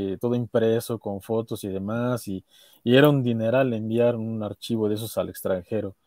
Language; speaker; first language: Spanish; native; Spanish